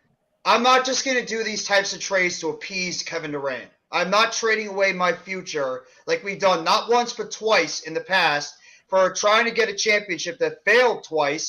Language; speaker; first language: English; native; English